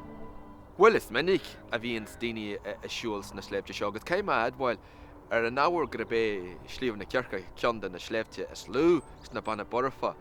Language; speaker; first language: Irish; non-native, local second language; English